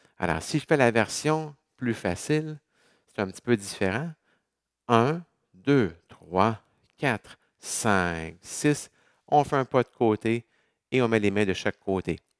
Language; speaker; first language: French; native; French